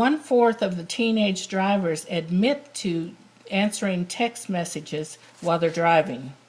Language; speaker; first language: English; native; English